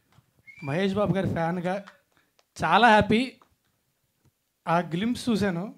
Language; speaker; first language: Telugu; native; Telugu